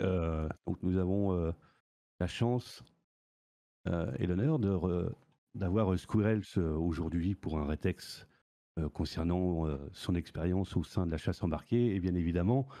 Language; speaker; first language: French; native; French